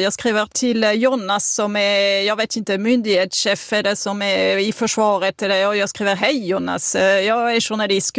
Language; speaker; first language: Swedish; non-native, fluent; French